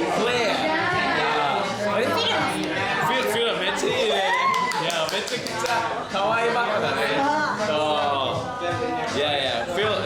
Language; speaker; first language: Japanese; non-native, learner; English